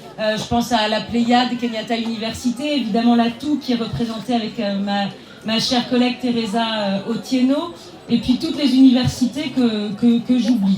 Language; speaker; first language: French; native; French